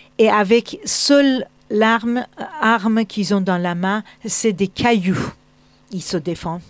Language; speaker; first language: French; non-native, fluent; Persian